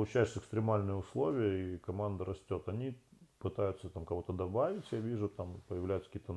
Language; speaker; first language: Russian; native; Russian